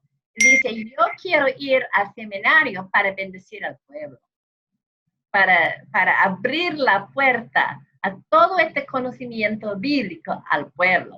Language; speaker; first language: Spanish; non-native, fluent; English